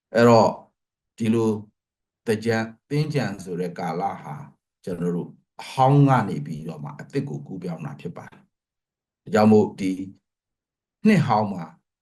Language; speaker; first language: Burmese; non-native, local second language; Pa'o Karen